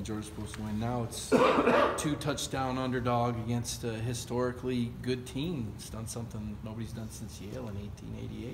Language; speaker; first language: English; native; English